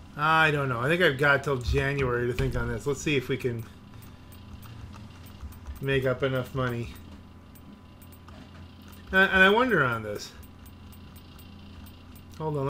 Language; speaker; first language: English; native; English